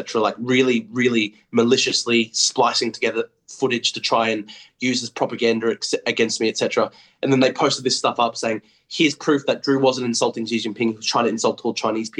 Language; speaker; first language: English; native; English